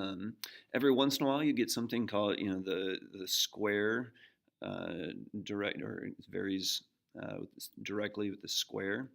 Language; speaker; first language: English; native; English